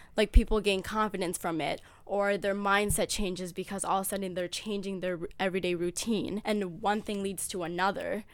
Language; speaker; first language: English; early bilingual, other home language; Amharic